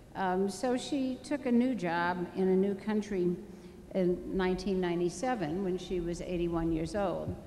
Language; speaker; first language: English; native; English